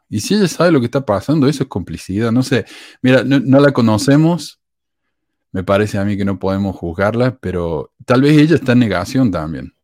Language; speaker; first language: Spanish; native; Spanish